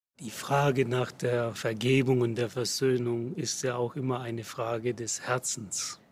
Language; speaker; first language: German; native; German